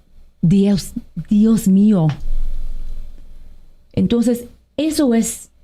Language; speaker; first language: Spanish; non-native, fluent; Arabic